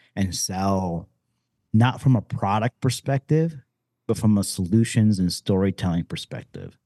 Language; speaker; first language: English; native; English